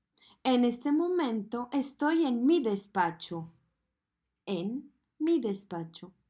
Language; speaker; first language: Spanish; non-native, fluent; French